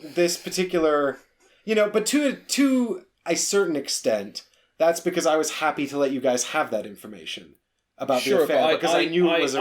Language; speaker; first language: English; native; English